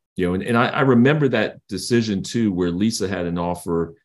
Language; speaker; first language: English; native; English